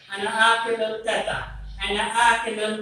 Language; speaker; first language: Arabic; non-native, learner; Urdu